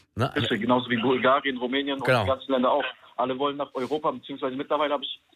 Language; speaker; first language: German; non-native, fluent; Polish